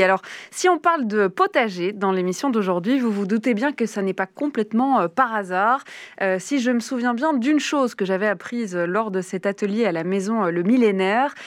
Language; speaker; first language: French; native; French